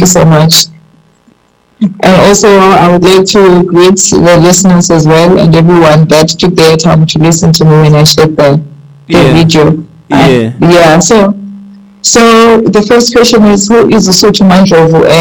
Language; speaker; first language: English; non-native, local second language; Xhosa